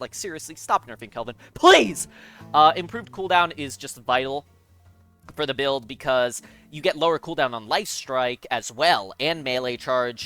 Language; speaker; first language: English; native; English